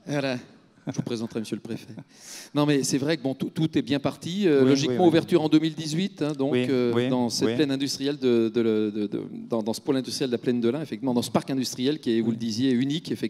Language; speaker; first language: French; native; French